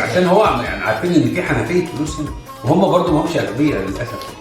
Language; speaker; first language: Arabic; native; Arabic